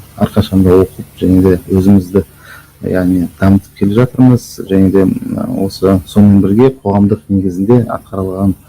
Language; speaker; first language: Kazakh; non-native, local second language; Uzbek